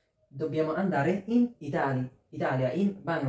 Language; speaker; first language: Italian; non-native, fluent; Bangla